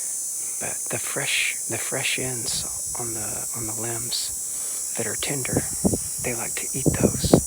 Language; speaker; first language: English; native; English